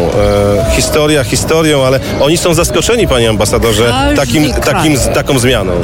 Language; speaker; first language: Polish; native; Polish